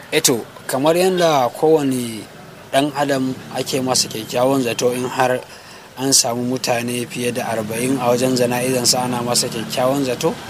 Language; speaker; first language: Hausa; native; Hausa